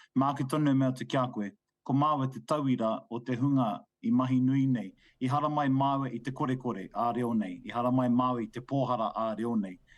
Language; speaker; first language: Māori; non-native, local second language; English